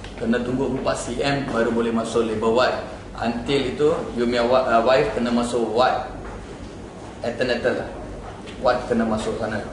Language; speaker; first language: Malay; non-native, local second language; Tamil